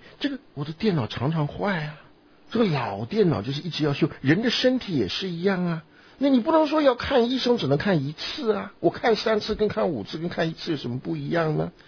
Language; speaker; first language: Chinese; native; Chinese